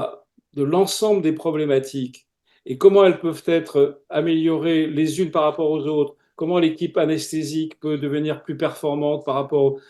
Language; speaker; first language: French; native; French